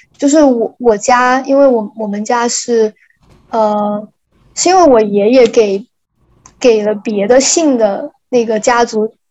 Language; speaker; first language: Chinese; native; Chinese